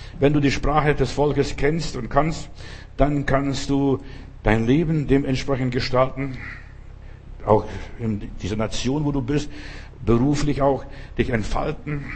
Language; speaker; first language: German; non-native, fluent; Lithuanian